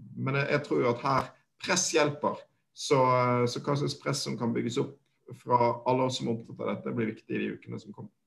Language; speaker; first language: Norwegian; native; Norwegian